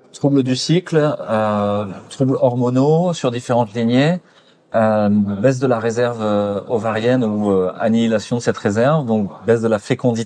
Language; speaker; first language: French; native; French